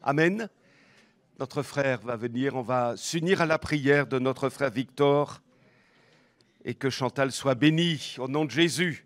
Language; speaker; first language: French; native; French